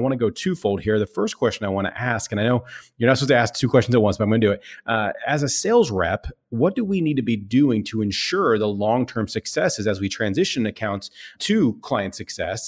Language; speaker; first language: English; native; English